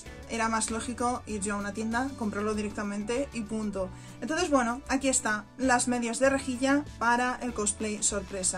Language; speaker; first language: Spanish; native; Spanish